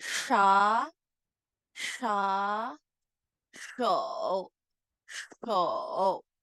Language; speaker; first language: Chinese; non-native, fluent; Indonesian